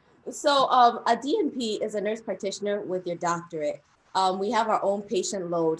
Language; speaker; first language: English; early bilingual, other home language; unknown